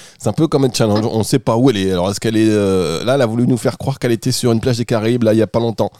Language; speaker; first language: French; native; French